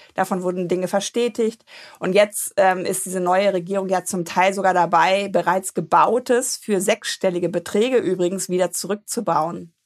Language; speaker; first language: German; native; German